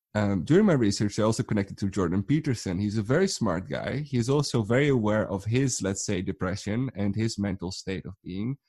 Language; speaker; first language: English; non-native, fluent; Dutch